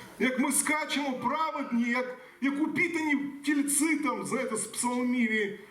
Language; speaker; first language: Ukrainian; non-native, local second language; Russian